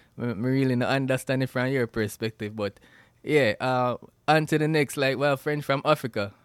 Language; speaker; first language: English; non-native, local second language; Jamaican Creole English